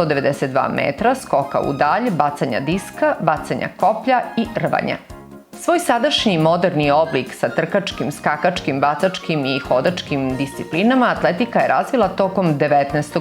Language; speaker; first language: Serbian; native; Serbian